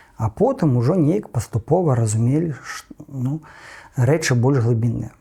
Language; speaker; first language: Belarusian; non-native, local second language; Russian